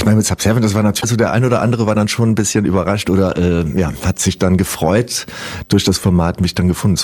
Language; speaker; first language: German; native; German